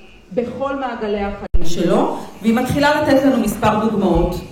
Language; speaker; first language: Hebrew; native; Hebrew